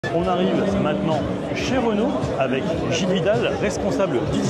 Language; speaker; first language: French; native; French